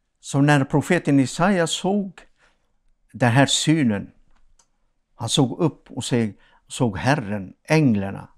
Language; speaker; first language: Swedish; non-native, fluent; Arabic